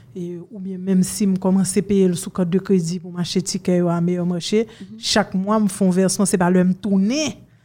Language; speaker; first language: French; non-native, local second language; Haitian Creole